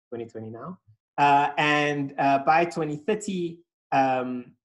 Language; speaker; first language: English; native; English